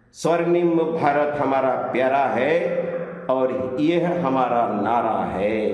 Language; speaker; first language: Hindi; non-native, local second language; Marathi